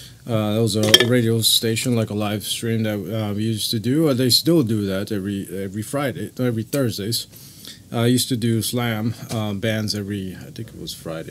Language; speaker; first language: English; native; English